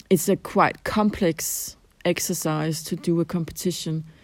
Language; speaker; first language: English; non-native, fluent; Danish